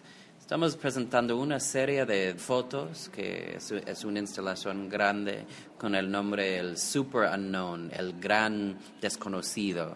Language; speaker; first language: Spanish; non-native, fluent; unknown